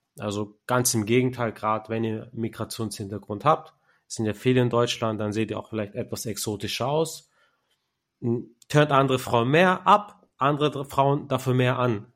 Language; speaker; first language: German; early bilingual, other home language; Turkish